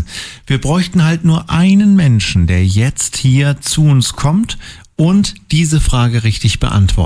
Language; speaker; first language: German; native; German